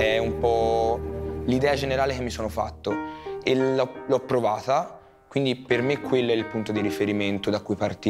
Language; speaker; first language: Italian; native; Italian